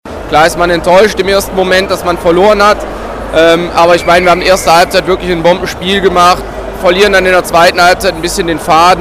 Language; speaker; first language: German; native; German